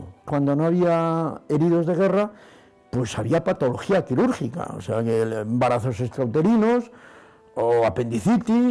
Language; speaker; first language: Spanish; native; Spanish